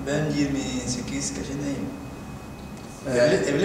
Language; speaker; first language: Turkish; non-native, learner; Spanish